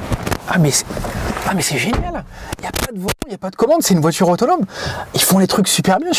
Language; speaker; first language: French; native; French